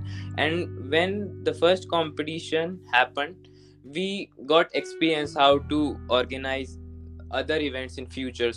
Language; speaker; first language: English; non-native, local second language; Hindi